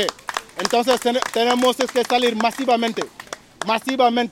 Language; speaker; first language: Spanish; non-native, learner; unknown